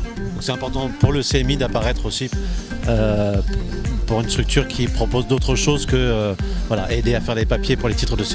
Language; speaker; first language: French; native; French